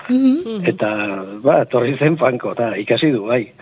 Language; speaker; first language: Basque; non-native, local second language; Spanish